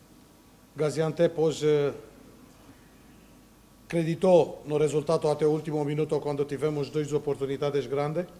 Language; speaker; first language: Portuguese; non-native, learner; Romanian